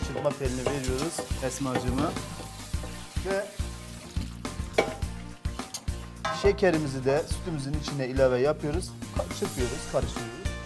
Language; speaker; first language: Turkish; native; Turkish